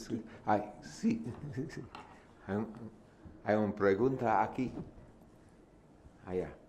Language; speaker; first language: Spanish; non-native, learner; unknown